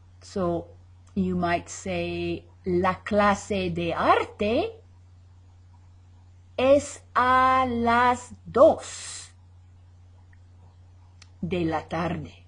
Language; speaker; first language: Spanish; non-native, fluent; English